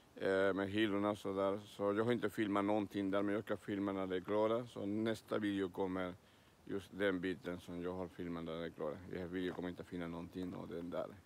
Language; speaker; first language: Swedish; non-native, learner; Spanish